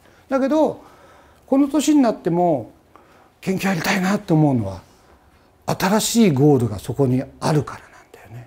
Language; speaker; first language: Japanese; native; Japanese